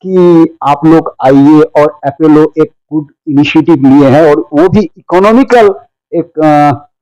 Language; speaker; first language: Hindi; non-native, local second language; Bangla